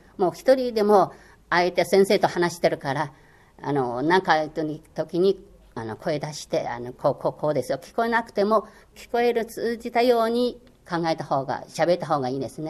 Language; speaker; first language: Japanese; non-native, fluent; Chinese